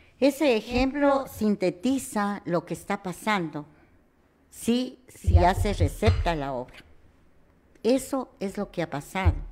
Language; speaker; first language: Spanish; native; Spanish